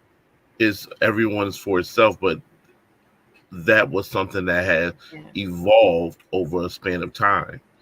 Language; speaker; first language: English; native; English